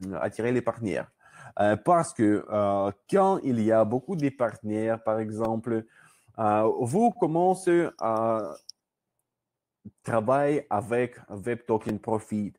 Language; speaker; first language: French; non-native, learner; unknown